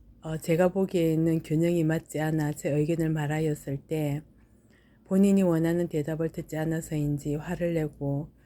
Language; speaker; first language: Korean; native; Korean